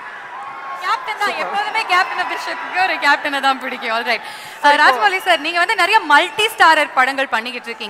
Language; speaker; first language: Tamil; native; Tamil